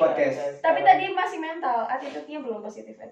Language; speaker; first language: Indonesian; native; Indonesian